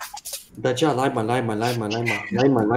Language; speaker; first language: Chinese; non-native, learner; Russian